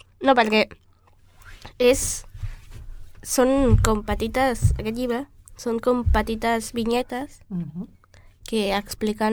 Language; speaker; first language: Catalan; non-native, local second language; Spanish